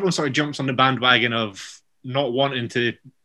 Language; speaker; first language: English; native; English